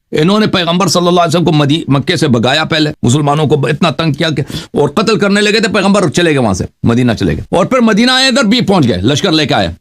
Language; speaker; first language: Urdu; non-native, fluent; Persian